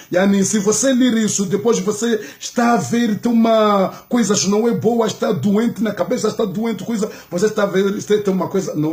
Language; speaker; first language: Portuguese; non-native, learner; Comorian